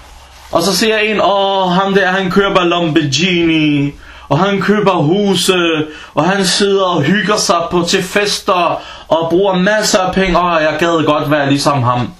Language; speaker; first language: Danish; early bilingual, other home language; Arabic